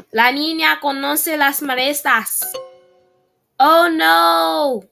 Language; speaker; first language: Spanish; non-native, learner; Haitian Creole